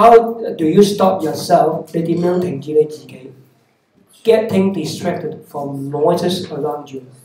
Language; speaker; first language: English; non-native, local second language; Cantonese